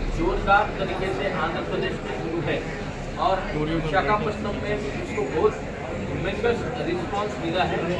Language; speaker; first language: Hindi; non-native, local second language; Marathi